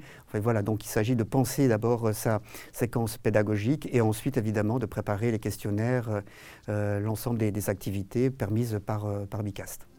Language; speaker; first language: French; native; French